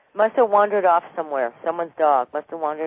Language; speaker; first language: English; native; English